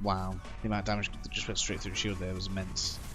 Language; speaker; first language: English; native; English